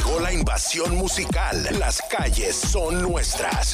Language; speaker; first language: Spanish; native; Spanish